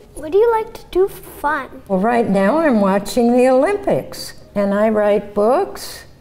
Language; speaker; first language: English; native; English